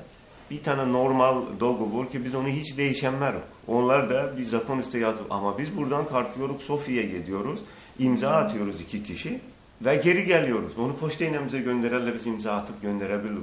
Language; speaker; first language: Turkish; non-native, learner; Azerbaijani